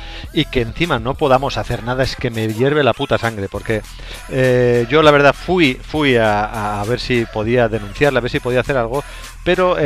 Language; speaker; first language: Spanish; native; Spanish